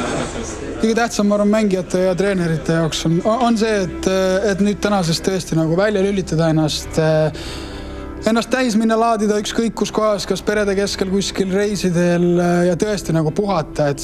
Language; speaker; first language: Estonian; native; Estonian